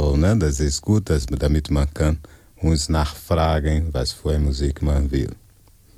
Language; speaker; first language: German; non-native, fluent; Portuguese